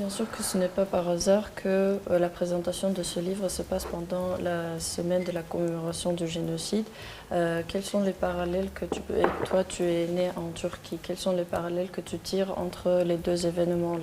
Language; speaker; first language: French; non-native, fluent; Armenian